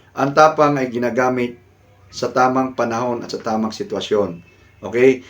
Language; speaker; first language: Filipino; native; Filipino